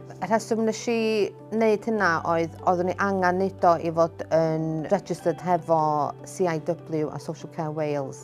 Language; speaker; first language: Welsh; native; Welsh